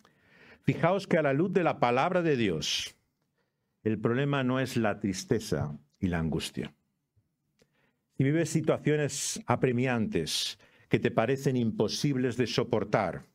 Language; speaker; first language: Spanish; native; Spanish